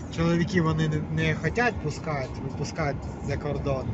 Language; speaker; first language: Ukrainian; non-native, local second language; Russian